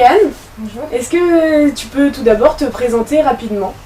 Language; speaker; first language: French; native; French